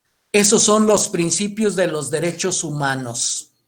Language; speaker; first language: Spanish; native; Spanish